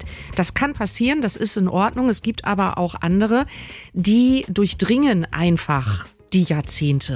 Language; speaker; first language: German; native; German